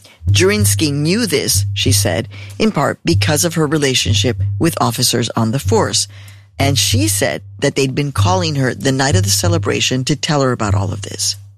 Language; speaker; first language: English; native; English